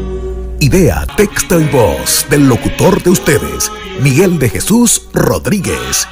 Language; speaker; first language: Spanish; native; Spanish